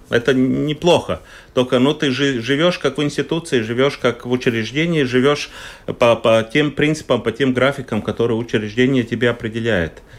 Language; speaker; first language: Russian; non-native, local second language; Latvian